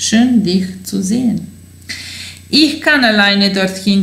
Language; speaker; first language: German; non-native, fluent; Serbian